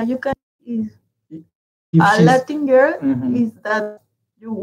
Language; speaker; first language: English; non-native, learner; Spanish